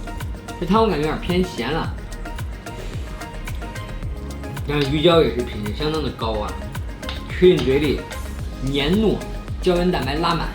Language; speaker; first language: Chinese; native; Chinese